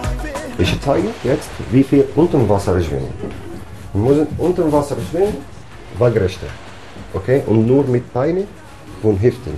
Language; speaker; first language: German; non-native, learner; Arabic